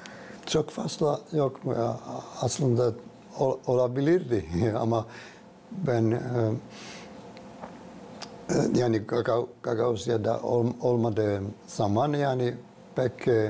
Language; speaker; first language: Turkish; non-native, fluent; Finnish